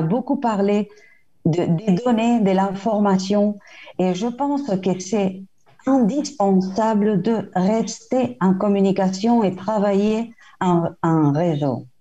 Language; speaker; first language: French; non-native, fluent; Spanish